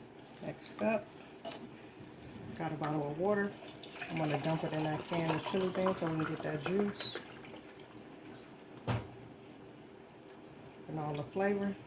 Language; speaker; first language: English; native; English